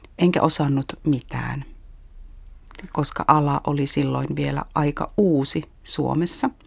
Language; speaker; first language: Finnish; native; Finnish